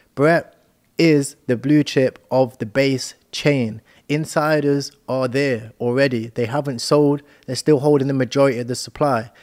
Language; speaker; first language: English; native; English